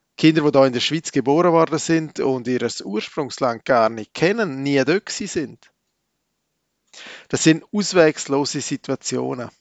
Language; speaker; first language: German; native; German